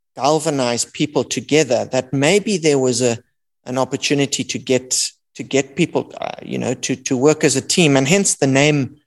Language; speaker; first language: English; native; English